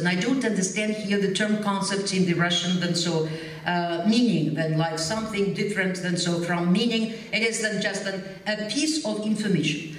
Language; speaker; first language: English; non-native, fluent; Ukrainian